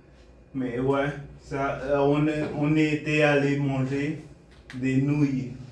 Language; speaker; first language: French; non-native, fluent; Bulgarian